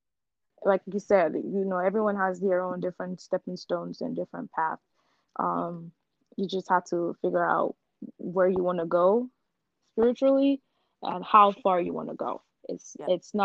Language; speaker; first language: English; non-native, local second language; Yoruba